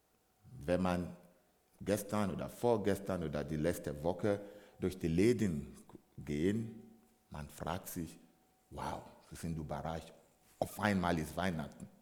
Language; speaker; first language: German; non-native, fluent; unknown